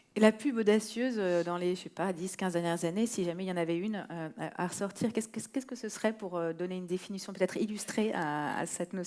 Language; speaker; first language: French; native; French